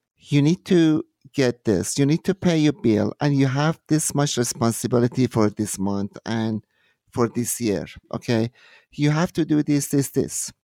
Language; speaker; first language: English; non-native, fluent; Persian